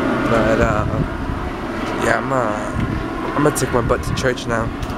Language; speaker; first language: English; early bilingual, other home language; Spanish